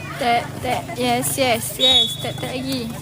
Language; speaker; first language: Malay; native; Malay